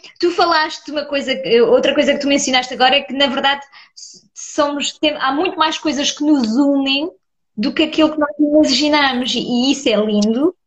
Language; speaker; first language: Portuguese; early bilingual, heritage; Portuguese